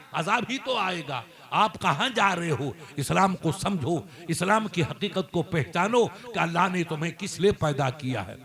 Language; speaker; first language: Urdu; non-native, local second language; Sindhi